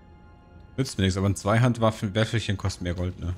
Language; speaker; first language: German; native; German